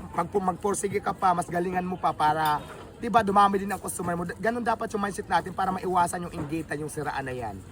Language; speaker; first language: Filipino; native; Filipino